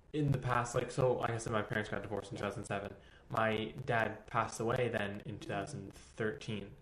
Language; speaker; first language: English; early bilingual, other home language; Spanish